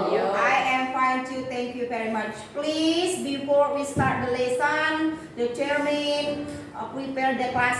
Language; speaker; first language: English; non-native, learner; Indonesian